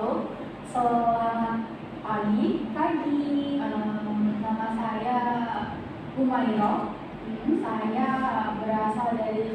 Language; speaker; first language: Indonesian; non-native, learner; Arabic